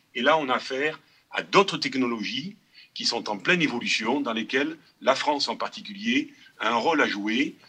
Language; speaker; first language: French; native; French